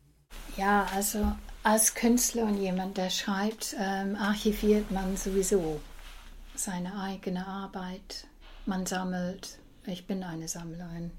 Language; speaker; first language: German; early bilingual, heritage; English